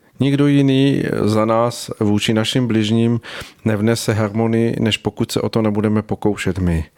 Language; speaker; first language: Czech; native; Czech